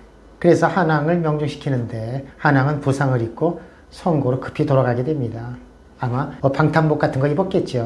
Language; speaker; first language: Korean; native; Korean